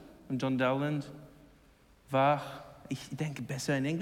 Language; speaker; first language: German; non-native, learner; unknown